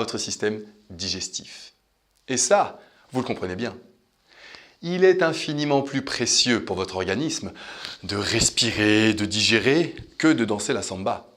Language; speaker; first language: French; native; French